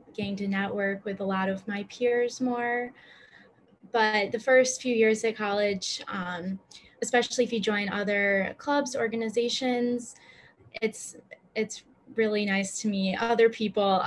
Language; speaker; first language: English; native; English